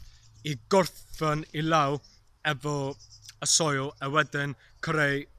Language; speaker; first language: Welsh; non-native, learner; English